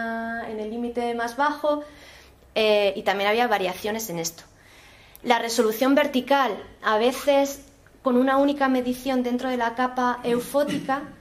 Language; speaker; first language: Spanish; native; Spanish